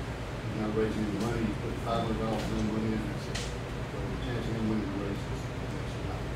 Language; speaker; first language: English; native; English